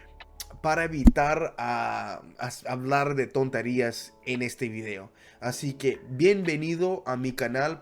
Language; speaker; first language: Spanish; non-native, fluent; English